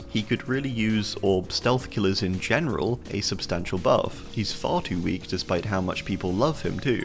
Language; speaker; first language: English; native; English